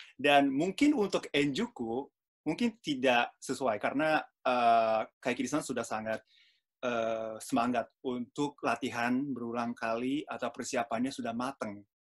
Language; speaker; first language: Indonesian; non-native, fluent; Japanese